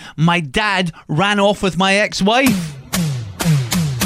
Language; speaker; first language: English; native; English